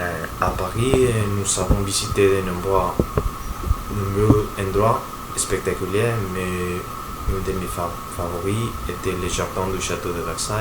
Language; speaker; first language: French; non-native, learner; Spanish